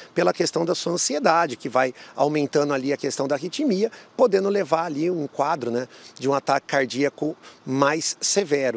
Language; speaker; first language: Portuguese; native; Portuguese